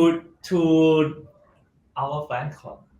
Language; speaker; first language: English; non-native, learner; Thai